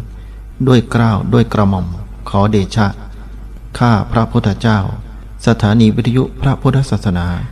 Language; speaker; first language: Thai; native; Thai